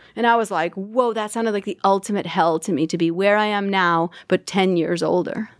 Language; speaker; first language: English; native; English